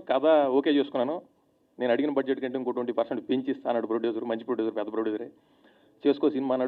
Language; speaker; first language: Telugu; native; Telugu